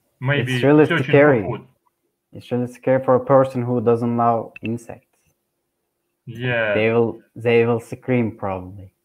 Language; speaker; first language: English; non-native, learner; Turkish